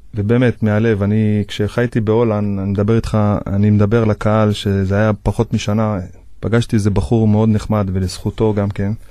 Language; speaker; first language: Hebrew; native; Hebrew